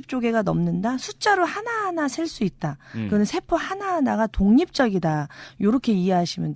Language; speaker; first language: Korean; native; Korean